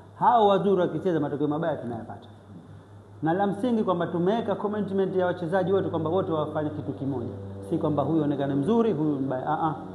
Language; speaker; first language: Swahili; native; Swahili